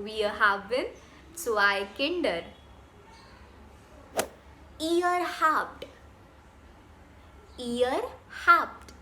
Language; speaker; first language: German; non-native, fluent; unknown